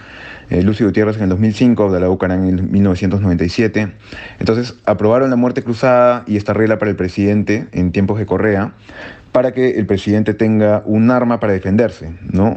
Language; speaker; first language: Spanish; native; Spanish